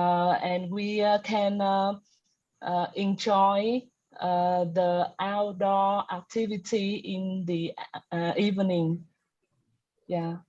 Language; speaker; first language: English; non-native, learner; Vietnamese